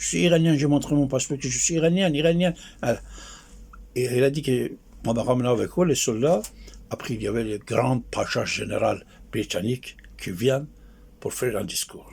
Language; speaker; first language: French; non-native, fluent; Persian